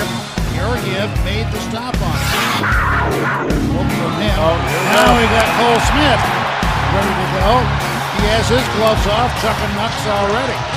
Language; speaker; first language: English; native; English